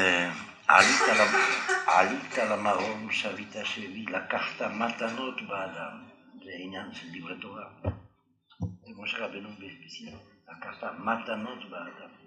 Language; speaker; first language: Hebrew; non-native, fluent; French